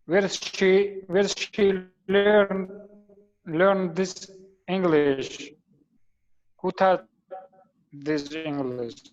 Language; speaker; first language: English; non-native, learner; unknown